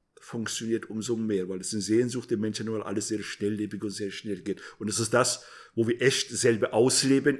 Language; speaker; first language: German; non-native, fluent; Persian